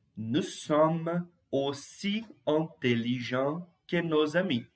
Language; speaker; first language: French; non-native, fluent; Portuguese